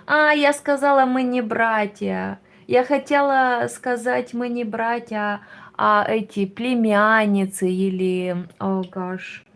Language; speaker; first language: Russian; non-native, learner; Romanian